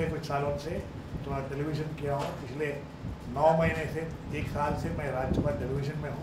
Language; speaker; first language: Hindi; non-native, local second language; Kannada